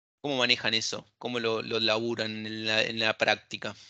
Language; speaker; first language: Spanish; native; Spanish